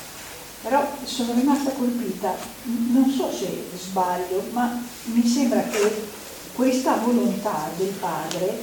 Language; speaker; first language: Italian; native; Italian